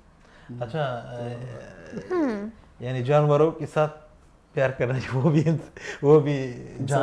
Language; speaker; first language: Hindi; non-native, fluent; Pashto